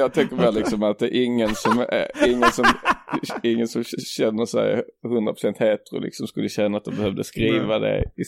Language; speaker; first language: Swedish; native; Swedish